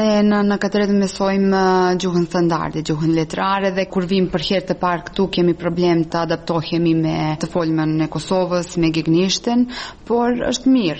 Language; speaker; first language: Albanian; non-native, fluent; Serbian